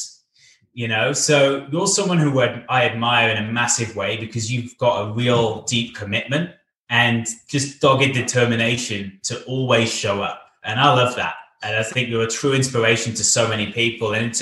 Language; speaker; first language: English; native; English